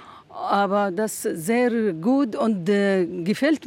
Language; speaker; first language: German; non-native, learner; Arabic